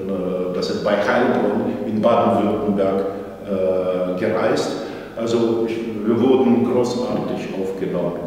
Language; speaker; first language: German; non-native, fluent; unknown